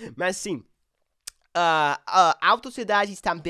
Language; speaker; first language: Portuguese; non-native, learner; English